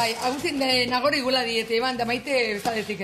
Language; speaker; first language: Basque; native; Basque